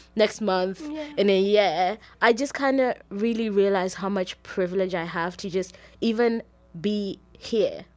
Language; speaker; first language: English; non-native, local second language; Shona